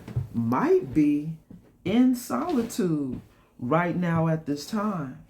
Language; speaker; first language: English; native; English